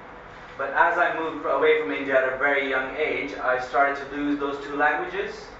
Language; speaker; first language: English; early bilingual, other home language; Hindi